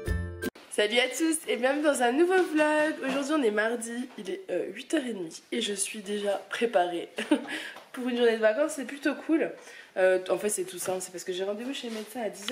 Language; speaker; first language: French; native; French